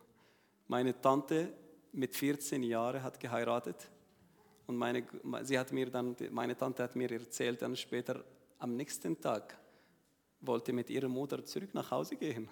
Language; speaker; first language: German; non-native, learner; Arabic